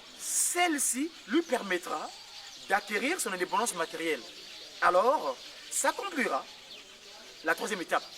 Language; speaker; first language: French; non-native, local second language; Kongo